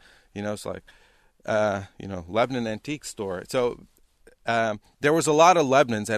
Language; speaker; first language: English; non-native, fluent; Arabic